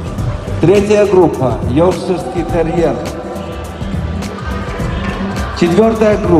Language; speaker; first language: Russian; non-native, fluent; Georgian